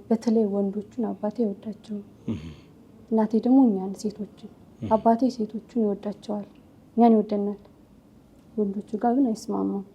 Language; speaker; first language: Amharic; native; Amharic